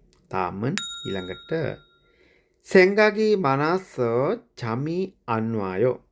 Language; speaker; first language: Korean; non-native, fluent; Sinhala